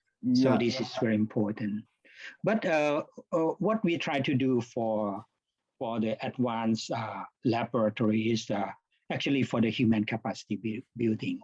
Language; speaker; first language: English; non-native, fluent; Thai